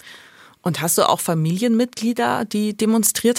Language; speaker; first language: German; native; German